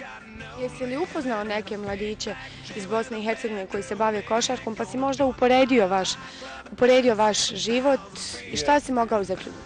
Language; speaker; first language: Bosnian; native; Bosnian